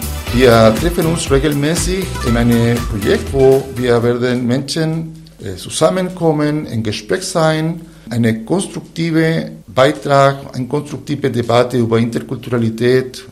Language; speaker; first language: German; non-native, fluent; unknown